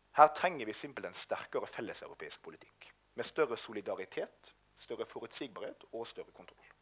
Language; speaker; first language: Norwegian; native; Norwegian